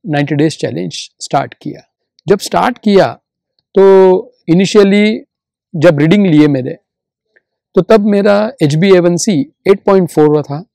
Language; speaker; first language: Hindi; non-native, local second language; Marathi